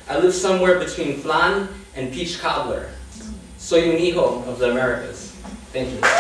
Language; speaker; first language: English; early bilingual, other home language; Spanish